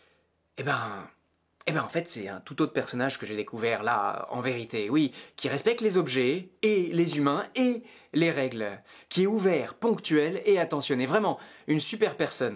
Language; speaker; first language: French; native; French